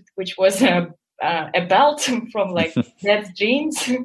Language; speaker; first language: English; non-native, fluent; Russian